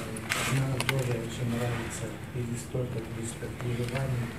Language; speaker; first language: Russian; non-native, fluent; Armenian